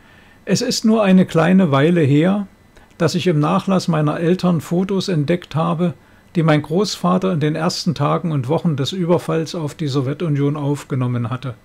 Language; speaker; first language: German; native; German